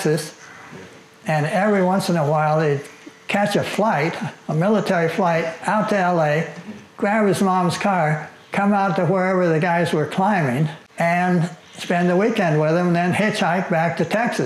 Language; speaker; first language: English; native; English